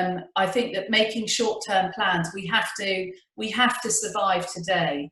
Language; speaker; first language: English; native; English